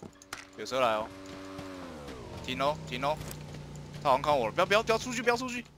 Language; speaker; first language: Chinese; native; Chinese